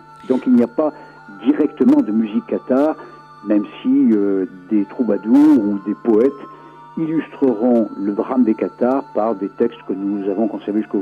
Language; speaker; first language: French; native; French